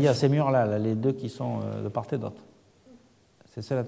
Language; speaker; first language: French; native; French